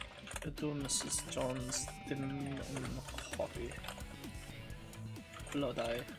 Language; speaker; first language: Welsh; non-native, learner; English